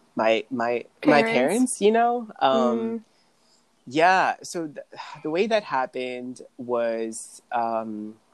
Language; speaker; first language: English; non-native, fluent; Rundi